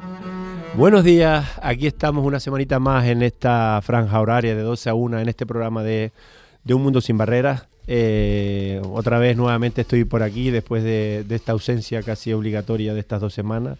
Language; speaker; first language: Spanish; native; Spanish